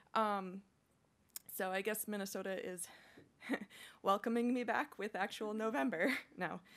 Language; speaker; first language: English; native; English